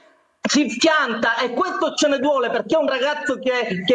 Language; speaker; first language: Italian; native; Italian